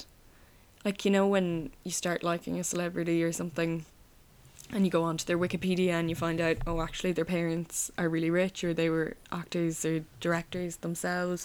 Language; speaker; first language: English; native; English